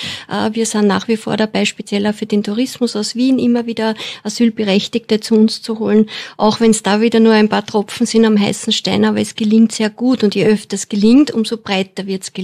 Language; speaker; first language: German; native; German